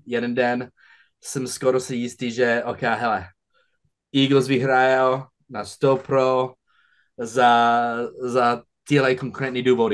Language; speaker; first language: Czech; non-native, fluent; English